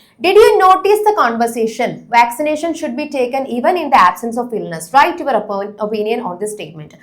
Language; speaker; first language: English; non-native, local second language; Malayalam